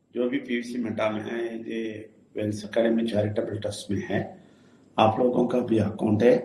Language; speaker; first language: Hindi; non-native, local second language; Telugu